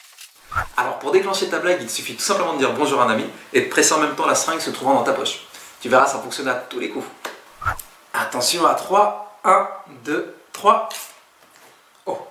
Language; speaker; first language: French; native; French